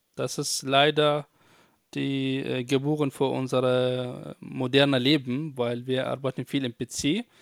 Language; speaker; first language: German; non-native, fluent; Arabic